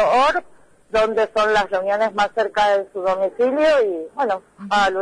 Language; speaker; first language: Spanish; native; Spanish